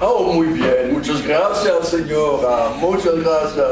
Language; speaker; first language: Spanish; non-native, learner; French